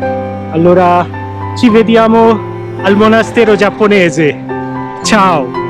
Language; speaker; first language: Italian; non-native, fluent; Bangla